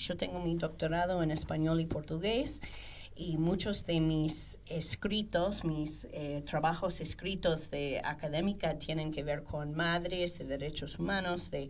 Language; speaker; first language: Spanish; non-native, fluent; English